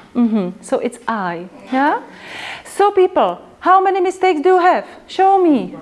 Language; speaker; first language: English; non-native, fluent; Czech